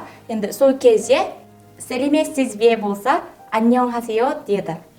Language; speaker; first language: Kazakh; non-native, learner; Korean